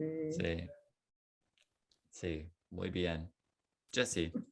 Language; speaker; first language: Spanish; non-native, fluent; English